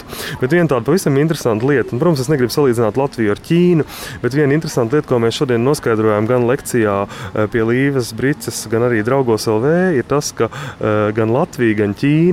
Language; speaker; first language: Latvian; native; Latvian